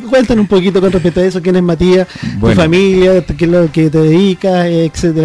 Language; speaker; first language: Spanish; native; Spanish